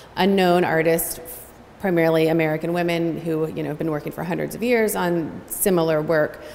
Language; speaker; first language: English; native; English